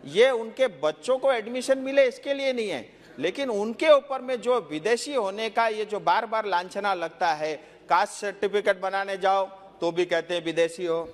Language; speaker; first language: Hindi; non-native, local second language; Nepali